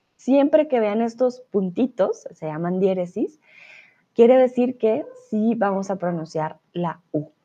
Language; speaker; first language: Spanish; native; Spanish